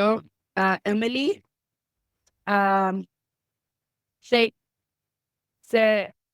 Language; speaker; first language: French; non-native, learner; Spanish